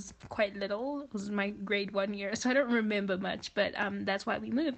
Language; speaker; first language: English; native; English